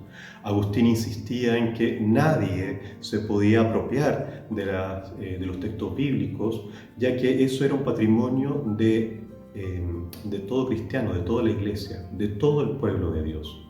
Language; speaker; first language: Spanish; native; Spanish